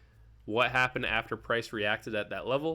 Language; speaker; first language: English; native; English